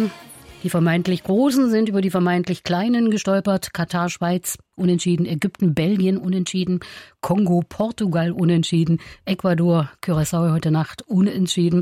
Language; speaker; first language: German; native; German